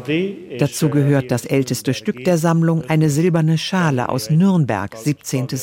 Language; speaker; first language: German; native; German